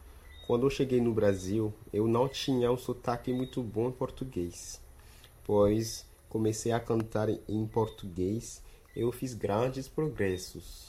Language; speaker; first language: Portuguese; non-native, fluent; French